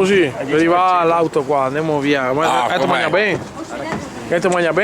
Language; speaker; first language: Italian; native; Italian